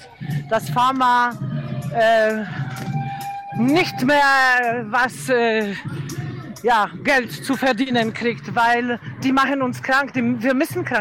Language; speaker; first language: German; non-native, fluent; Polish